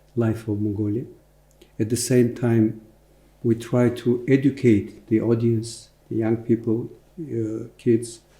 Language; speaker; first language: English; non-native, fluent; Mongolian